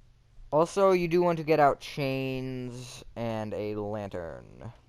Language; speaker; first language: English; native; English